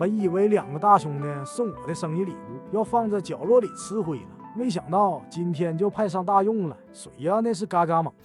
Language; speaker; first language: Chinese; native; Chinese